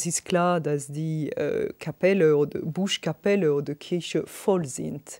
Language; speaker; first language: German; non-native, fluent; French